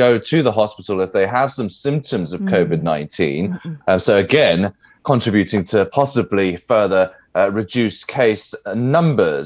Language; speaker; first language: English; native; English